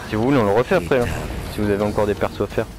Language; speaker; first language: French; native; French